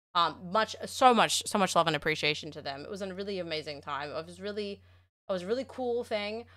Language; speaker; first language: English; native; English